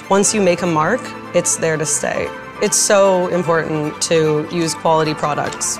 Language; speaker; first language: English; native; English